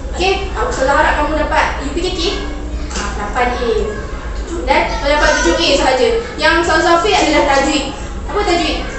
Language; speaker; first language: Malay; native; Malay